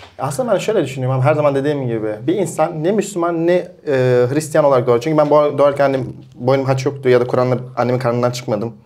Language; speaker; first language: Turkish; early bilingual, heritage; Turkish